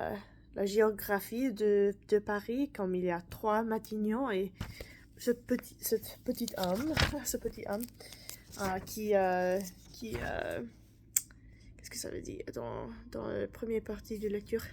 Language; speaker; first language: French; non-native, learner; English